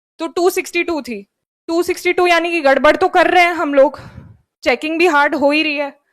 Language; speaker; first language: Hindi; native; Hindi